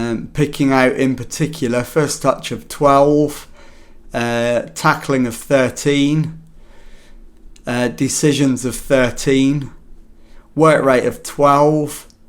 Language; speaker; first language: English; native; English